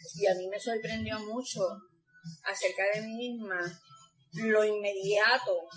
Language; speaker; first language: Spanish; native; Spanish